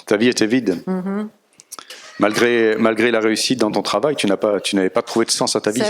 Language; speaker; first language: French; native; French